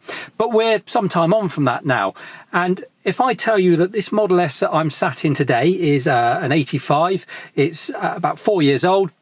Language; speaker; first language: English; native; English